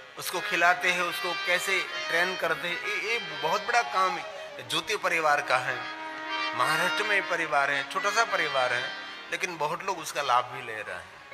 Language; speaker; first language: Hindi; non-native, local second language; Gujarati